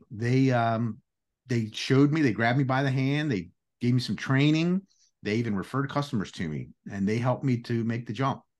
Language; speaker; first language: English; early bilingual, other home language; Greek